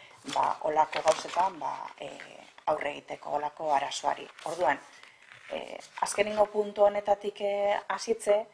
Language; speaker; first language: Basque; native; Basque